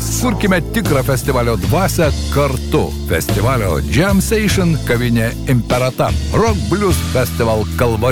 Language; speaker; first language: Lithuanian; native; Lithuanian